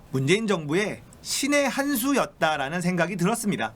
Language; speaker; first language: Korean; native; Korean